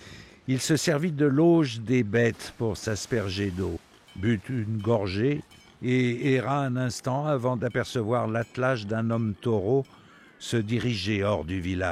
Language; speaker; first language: French; native; French